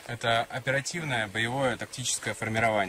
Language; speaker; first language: Russian; native; Russian